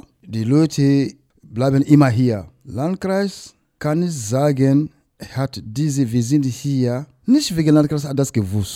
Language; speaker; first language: German; non-native, learner; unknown